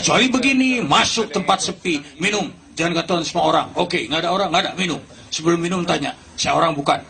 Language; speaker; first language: Indonesian; non-native, local second language; Sundanese